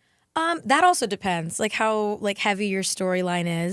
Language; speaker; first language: English; native; English